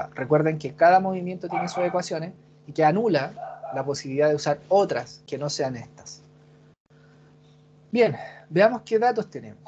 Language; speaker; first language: Spanish; native; Spanish